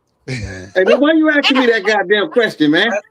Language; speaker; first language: English; native; English